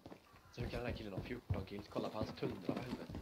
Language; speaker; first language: Swedish; native; Swedish